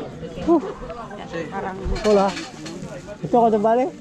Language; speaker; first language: Spanish; non-native, learner; Filipino